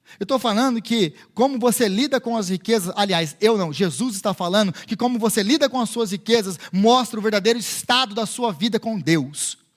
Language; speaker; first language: Portuguese; native; Portuguese